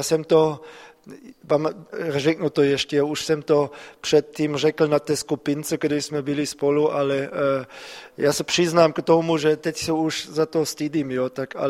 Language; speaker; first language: Czech; non-native, fluent; German